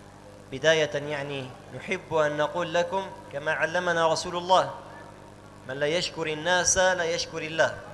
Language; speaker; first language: Arabic; native; Arabic